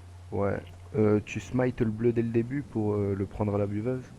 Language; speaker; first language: French; native; French